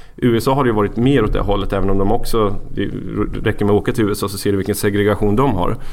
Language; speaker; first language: Swedish; native; Swedish